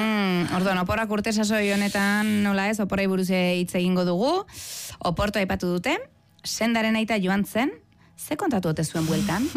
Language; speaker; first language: Basque; native; Basque